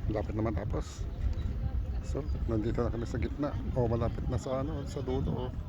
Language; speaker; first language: Filipino; non-native, local second language; Iloko